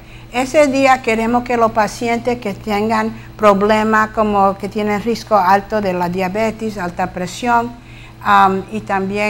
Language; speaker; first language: Spanish; early bilingual, heritage; Spanish